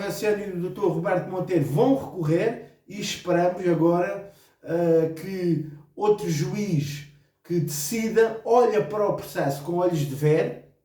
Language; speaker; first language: Portuguese; native; Portuguese